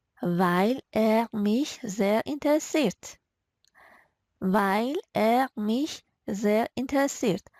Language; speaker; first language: German; non-native, fluent; Persian